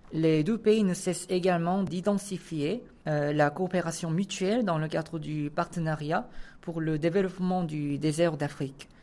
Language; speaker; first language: French; non-native, fluent; Korean